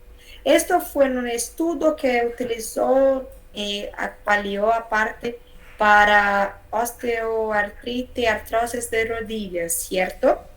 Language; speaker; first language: Spanish; non-native, learner; Portuguese